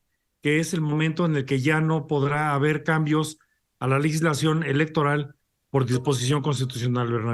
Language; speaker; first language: Spanish; native; Spanish